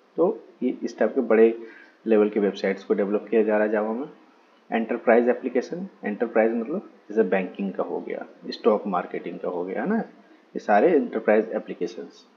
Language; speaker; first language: Hindi; native; Hindi